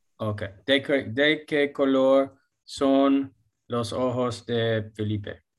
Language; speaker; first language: Spanish; non-native, learner; English